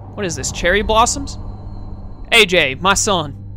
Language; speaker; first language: English; native; English